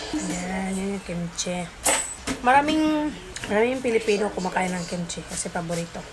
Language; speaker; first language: Filipino; native; Filipino